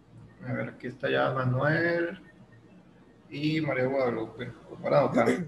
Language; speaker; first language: Spanish; native; Spanish